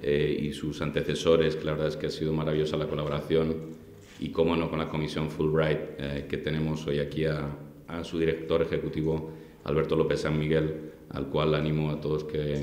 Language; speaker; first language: Spanish; native; Spanish